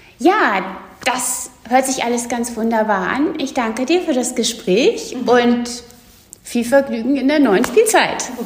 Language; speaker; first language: German; native; German